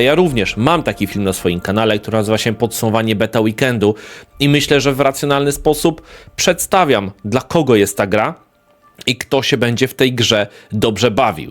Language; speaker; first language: Polish; native; Polish